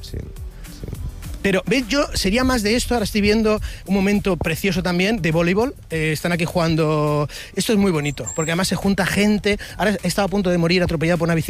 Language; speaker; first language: Spanish; native; Spanish